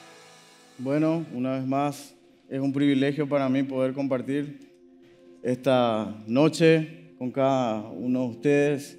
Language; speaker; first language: Spanish; native; Spanish